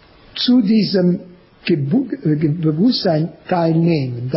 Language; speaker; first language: German; non-native, learner; French